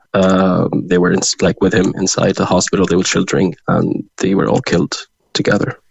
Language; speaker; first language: English; non-native, fluent; Arabic